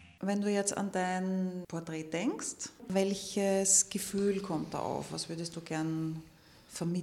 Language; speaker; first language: German; native; German